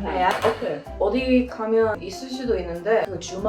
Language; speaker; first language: Korean; non-native, fluent; English